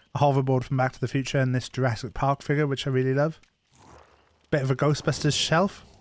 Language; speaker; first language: English; non-native, local second language; Welsh